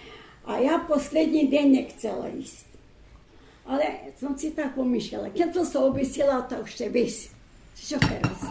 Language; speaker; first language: Slovak; non-native, learner; Ukrainian